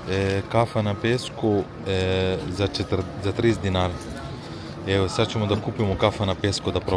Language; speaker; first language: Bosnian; early bilingual, heritage; Bosnian